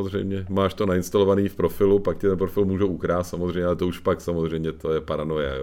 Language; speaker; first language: Czech; native; Czech